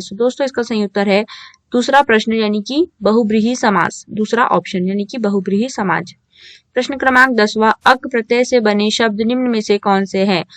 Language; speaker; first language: Hindi; native; Hindi